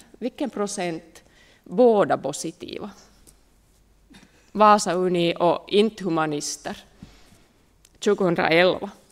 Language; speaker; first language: Swedish; non-native, local second language; Finnish